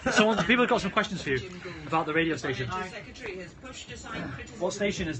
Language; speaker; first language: English; native; English